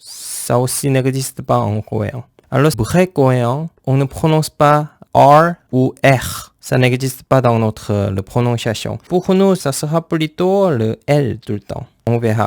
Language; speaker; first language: French; non-native, fluent; Korean